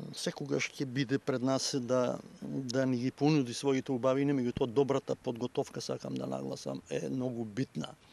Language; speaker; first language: Macedonian; native; Macedonian